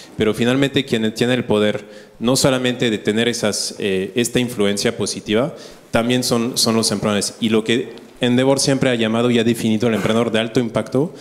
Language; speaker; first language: Spanish; non-native, fluent; French